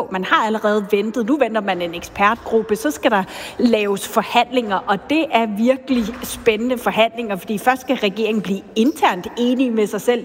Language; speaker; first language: Danish; native; Danish